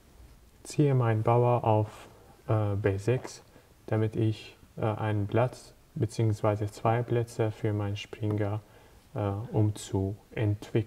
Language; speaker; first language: German; non-native, learner; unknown